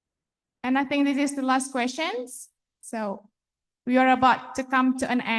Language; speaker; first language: English; non-native, fluent; Indonesian